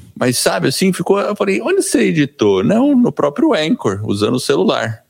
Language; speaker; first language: Portuguese; early bilingual, other home language; English